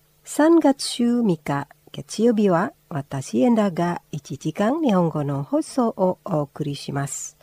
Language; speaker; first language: Japanese; non-native, fluent; Indonesian